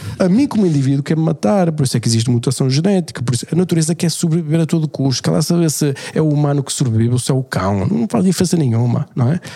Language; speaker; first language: Portuguese; native; Portuguese